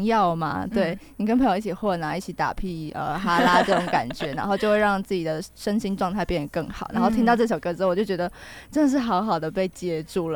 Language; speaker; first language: Chinese; native; Chinese